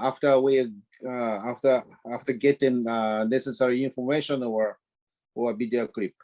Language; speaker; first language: English; non-native, learner; Japanese